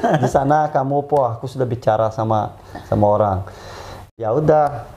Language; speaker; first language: Indonesian; non-native, fluent; Portuguese